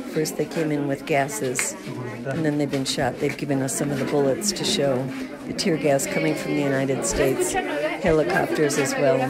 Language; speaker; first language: English; native; English